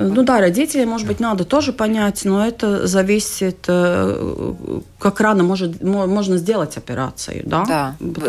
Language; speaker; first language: Russian; non-native, local second language; Latvian